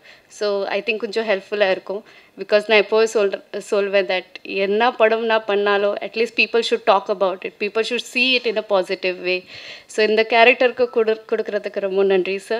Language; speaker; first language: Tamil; non-native, fluent; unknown